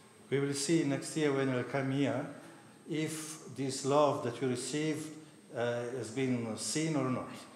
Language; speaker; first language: English; non-native, fluent; Italian